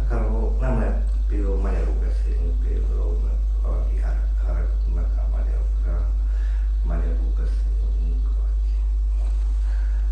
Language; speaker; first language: Hungarian; non-native, local second language; Slovak